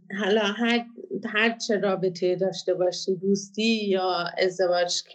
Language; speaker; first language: Persian; early bilingual, heritage; Persian